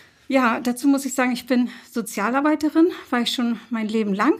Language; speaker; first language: German; early bilingual, other home language; Turkish